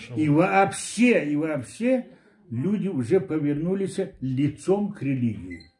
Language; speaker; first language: Russian; non-native, local second language; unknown